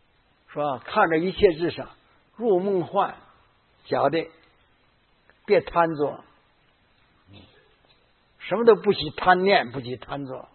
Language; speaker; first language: Chinese; native; Chinese